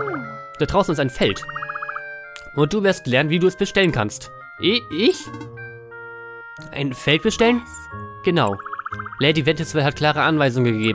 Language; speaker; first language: German; native; German